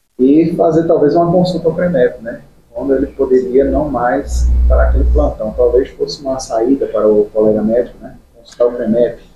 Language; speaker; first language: Portuguese; native; Portuguese